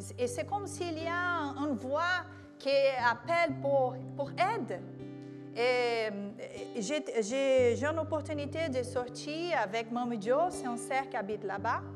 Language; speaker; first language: French; non-native, learner; Portuguese